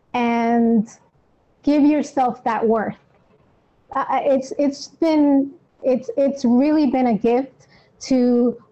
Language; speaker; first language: English; native; English